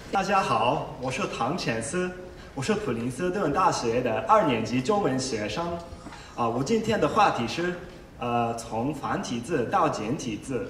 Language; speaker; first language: Chinese; non-native, learner; English